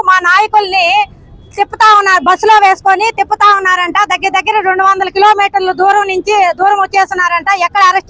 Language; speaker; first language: Telugu; native; Telugu